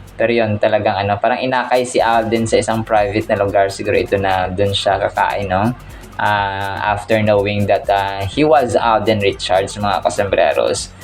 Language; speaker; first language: Filipino; non-native, local second language; Cebuano